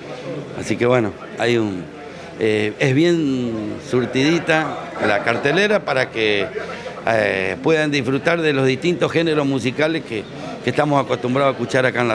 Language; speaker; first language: Spanish; native; Spanish